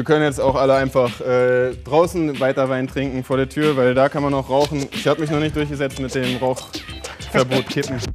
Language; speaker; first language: German; native; German